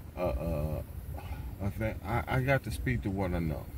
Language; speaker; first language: English; native; English